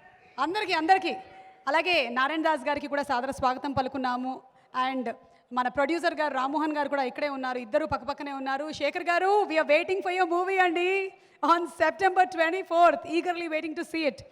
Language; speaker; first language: Telugu; native; Telugu